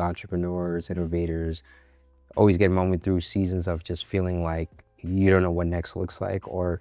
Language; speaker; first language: English; native; English